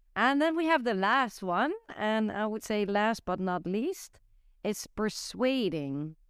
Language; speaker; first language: English; non-native, fluent; Dutch